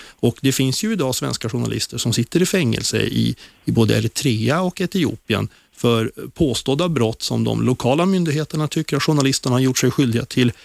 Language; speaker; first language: Swedish; native; Swedish